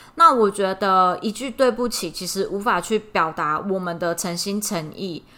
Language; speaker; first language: Chinese; native; Chinese